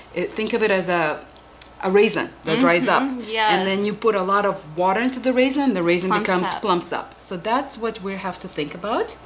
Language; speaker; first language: English; non-native, fluent; Russian